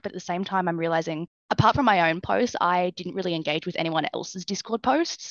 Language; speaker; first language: English; native; English